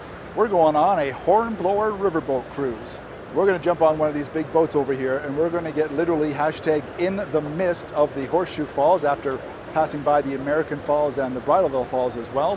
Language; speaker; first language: English; native; English